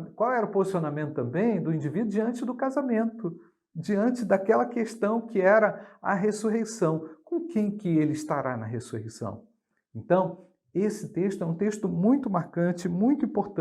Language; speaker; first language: Portuguese; native; Portuguese